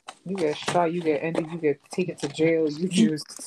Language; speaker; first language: English; early bilingual, other home language; Spanish